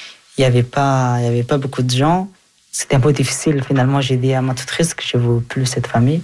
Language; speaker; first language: French; non-native, fluent; Persian